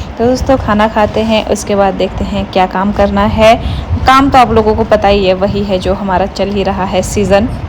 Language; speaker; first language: Hindi; non-native, local second language; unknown